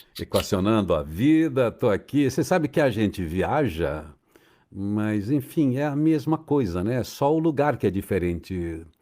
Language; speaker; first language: Portuguese; native; Portuguese